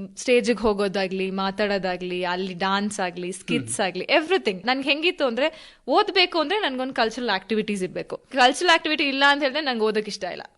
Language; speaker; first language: Kannada; native; Kannada